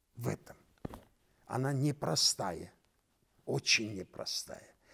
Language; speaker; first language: Russian; non-native, local second language; Armenian